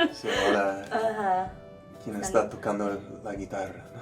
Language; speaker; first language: Spanish; non-native, learner; English